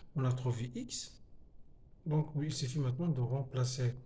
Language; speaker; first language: French; non-native, local second language; Arabic